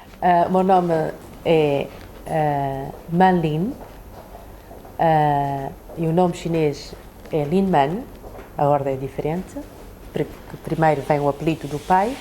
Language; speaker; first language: Portuguese; early bilingual, other home language; Chinese